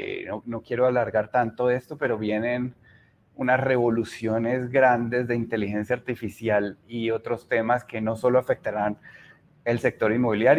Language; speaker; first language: Spanish; native; Spanish